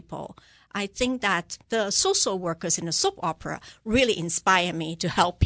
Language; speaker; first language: English; non-native, local second language; Cantonese